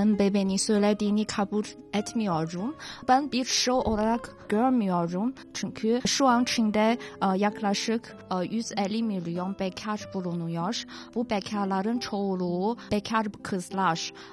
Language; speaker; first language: Turkish; non-native, fluent; Chinese